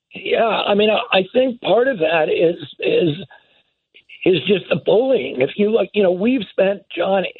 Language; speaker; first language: English; native; English